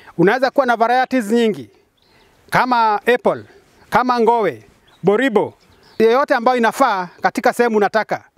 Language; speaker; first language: Swahili; non-native, local second language; Kikuyu